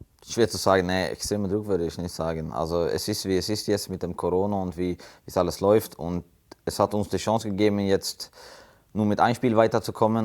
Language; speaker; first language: German; non-native, fluent; Swedish